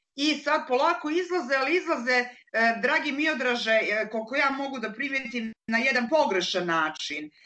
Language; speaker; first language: Serbian; native; Serbian